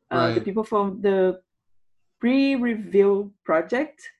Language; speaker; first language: English; non-native, fluent; Portuguese